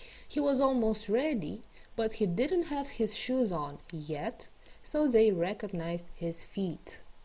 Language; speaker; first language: English; non-native, fluent; Romanian